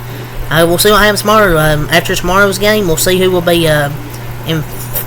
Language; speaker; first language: English; native; English